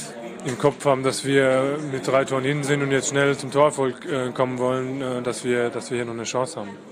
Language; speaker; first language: German; native; German